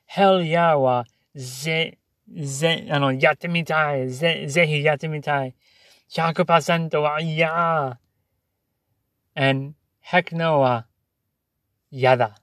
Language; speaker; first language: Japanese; non-native, learner; English